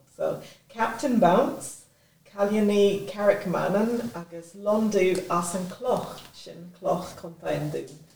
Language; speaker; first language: Irish; non-native, local second language; English